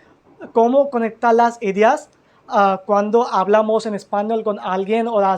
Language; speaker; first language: Spanish; non-native, learner; Hindi